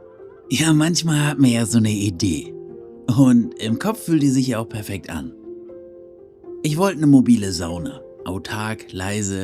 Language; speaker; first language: German; native; German